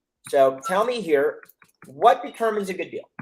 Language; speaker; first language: English; native; English